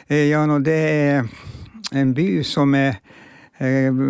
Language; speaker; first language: Swedish; non-native, local second language; Finnish